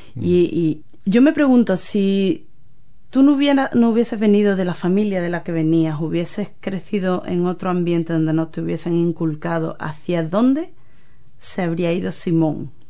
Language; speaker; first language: Spanish; native; Spanish